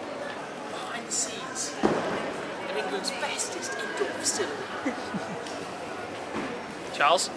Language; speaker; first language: English; native; English